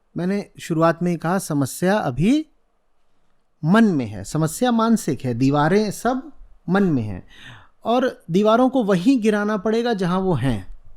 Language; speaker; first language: Hindi; native; Hindi